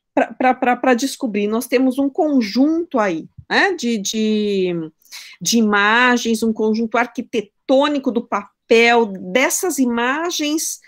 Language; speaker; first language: Portuguese; native; Portuguese